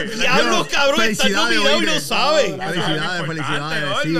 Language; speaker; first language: Spanish; native; Spanish